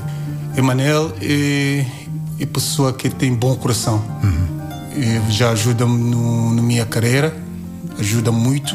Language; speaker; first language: Portuguese; non-native, learner; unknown